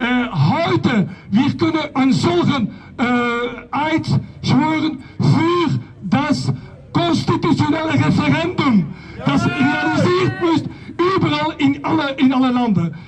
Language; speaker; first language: German; non-native, learner; Dutch